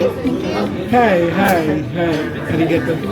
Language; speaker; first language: Japanese; non-native, learner; Filipino